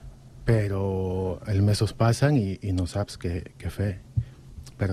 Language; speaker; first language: Catalan; non-native, learner; Spanish